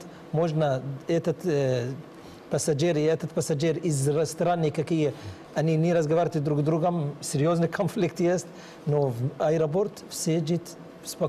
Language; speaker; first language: Russian; non-native, learner; Arabic